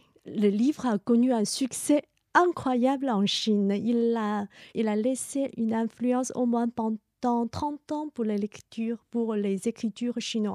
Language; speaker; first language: French; non-native, fluent; Chinese